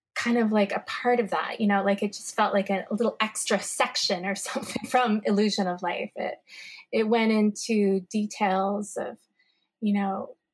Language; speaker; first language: English; native; English